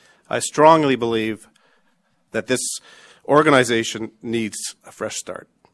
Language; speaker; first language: English; native; English